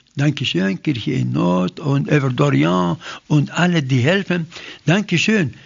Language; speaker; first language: German; non-native, fluent; Arabic